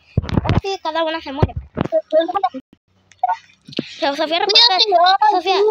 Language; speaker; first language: Spanish; native; Spanish